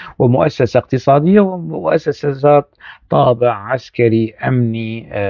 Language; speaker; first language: Arabic; non-native, local second language; Kurdish